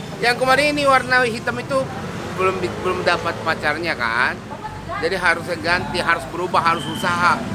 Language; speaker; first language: Indonesian; non-native, fluent; Japanese